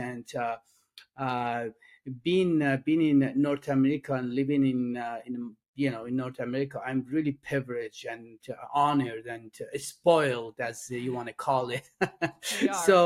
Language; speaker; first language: English; non-native, fluent; Persian